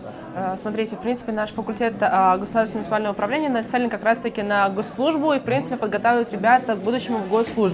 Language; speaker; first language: Russian; native; Russian